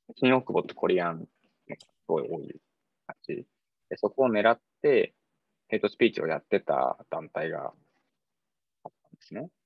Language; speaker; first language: Japanese; native; Japanese